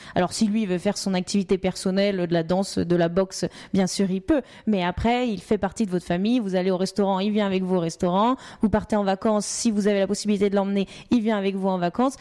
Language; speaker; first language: French; native; French